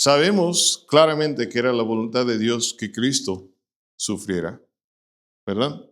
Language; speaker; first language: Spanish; non-native, fluent; English